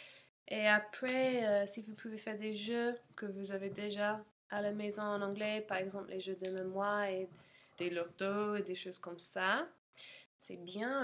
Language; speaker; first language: French; non-native, fluent; English